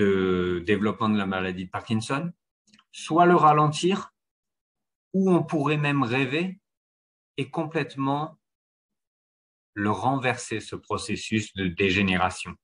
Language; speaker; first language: French; native; French